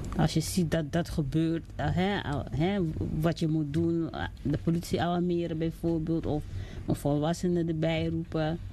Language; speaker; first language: Dutch; native; Dutch